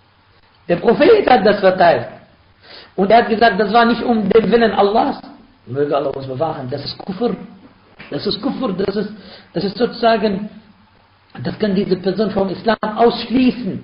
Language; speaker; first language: German; non-native, fluent; Arabic